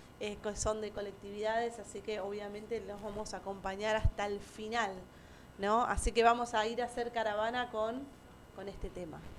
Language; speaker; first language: Spanish; native; Spanish